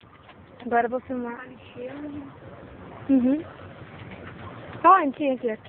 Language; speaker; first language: Portuguese; native; Portuguese